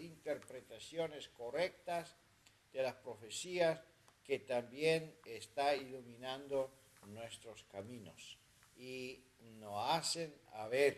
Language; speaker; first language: Spanish; non-native, fluent; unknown